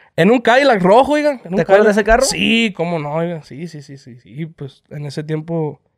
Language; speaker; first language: Spanish; native; Spanish